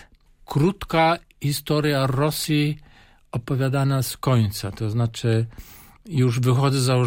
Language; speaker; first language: Polish; non-native, fluent; German